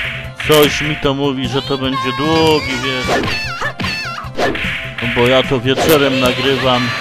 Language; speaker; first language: Polish; native; Polish